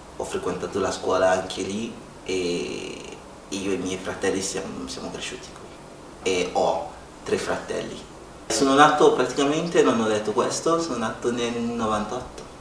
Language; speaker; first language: Italian; non-native, fluent; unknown